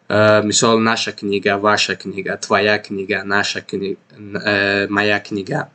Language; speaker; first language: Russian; non-native, fluent; Tajik